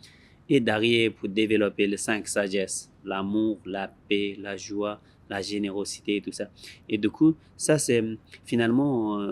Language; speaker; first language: French; non-native, learner; Tibetan